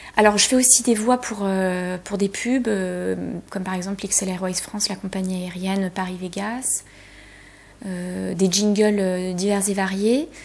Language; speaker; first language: French; early bilingual, other home language; Polish